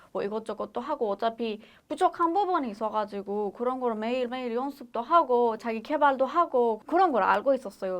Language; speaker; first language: Korean; non-native, fluent; Persian